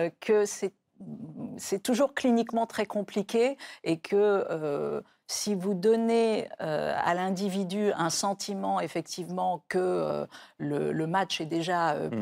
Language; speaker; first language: French; native; French